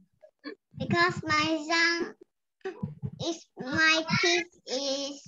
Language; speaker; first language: English; non-native, learner; Vietnamese